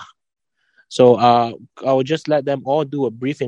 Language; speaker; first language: English; non-native, local second language; Chinese